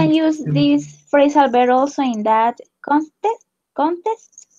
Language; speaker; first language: English; non-native, learner; Spanish